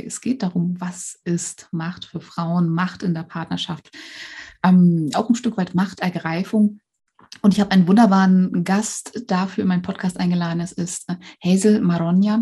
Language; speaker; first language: German; native; German